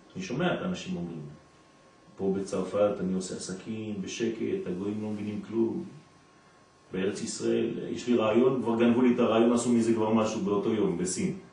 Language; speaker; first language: Hebrew; non-native, fluent; French